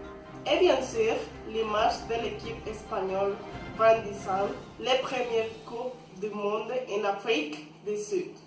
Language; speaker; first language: French; non-native, learner; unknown